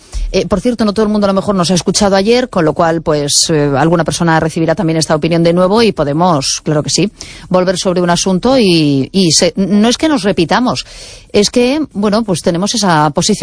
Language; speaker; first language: Spanish; native; Spanish